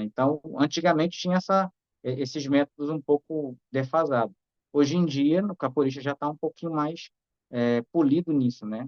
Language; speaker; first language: Portuguese; native; Portuguese